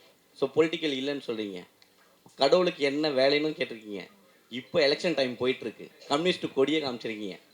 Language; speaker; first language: Tamil; native; Tamil